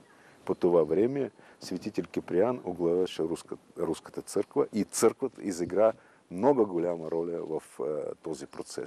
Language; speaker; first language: Bulgarian; non-native, fluent; Russian